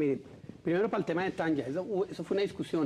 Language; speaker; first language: Spanish; native; Spanish